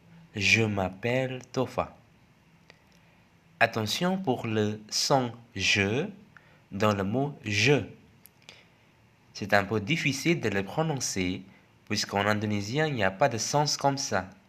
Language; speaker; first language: French; non-native, fluent; Indonesian